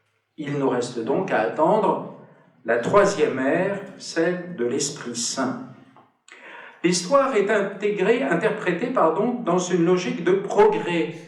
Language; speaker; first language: French; native; French